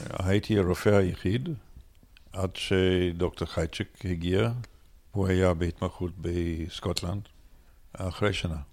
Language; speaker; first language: Hebrew; non-native, fluent; English